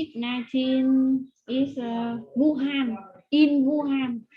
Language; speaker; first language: English; non-native, learner; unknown